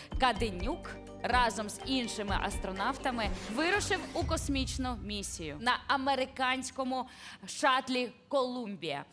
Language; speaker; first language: Ukrainian; native; Ukrainian